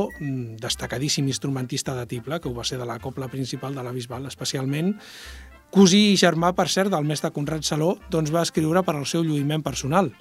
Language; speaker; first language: Catalan; native; Catalan